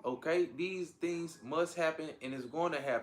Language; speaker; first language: English; native; English